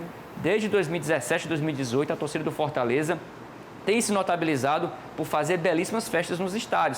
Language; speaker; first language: Portuguese; native; Portuguese